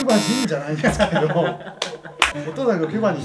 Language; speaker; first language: Japanese; non-native, learner; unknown